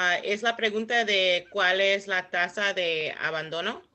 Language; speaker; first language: Spanish; early bilingual, heritage; Spanish